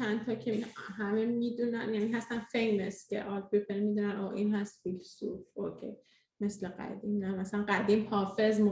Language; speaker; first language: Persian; early bilingual, heritage; Persian